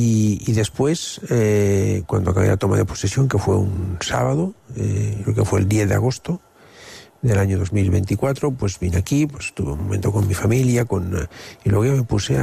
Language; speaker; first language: Spanish; non-native, local second language; Catalan